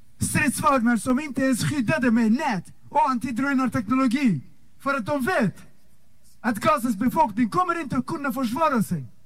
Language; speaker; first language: Swedish; non-native, fluent; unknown